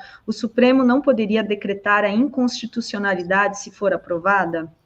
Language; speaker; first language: Portuguese; native; Portuguese